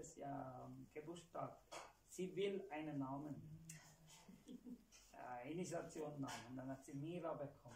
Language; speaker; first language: German; non-native, learner; Tamil